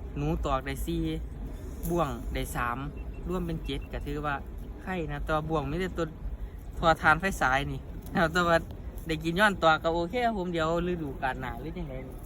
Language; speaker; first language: Thai; native; Thai